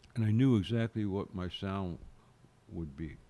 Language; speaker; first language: English; native; English